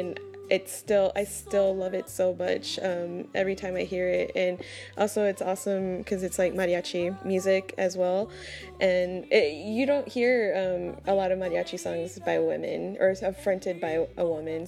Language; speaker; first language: English; native; English